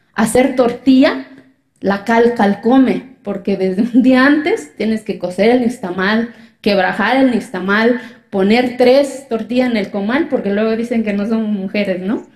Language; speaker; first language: Spanish; non-native, local second language; Zapotec